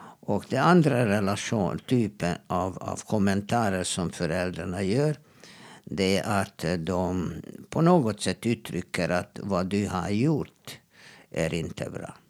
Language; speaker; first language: Swedish; non-native, fluent; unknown